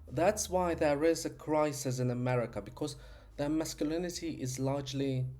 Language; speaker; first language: English; non-native, fluent; Ukrainian